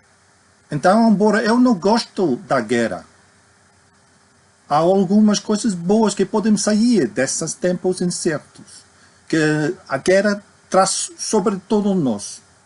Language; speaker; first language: Portuguese; non-native, fluent; English